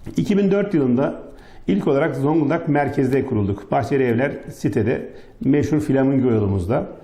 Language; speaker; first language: Turkish; native; Turkish